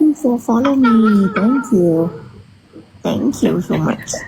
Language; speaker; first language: English; non-native, learner; Thai